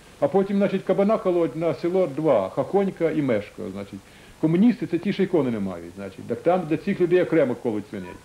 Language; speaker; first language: Ukrainian; native; Ukrainian